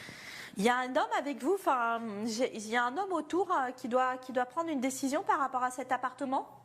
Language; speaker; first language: French; native; French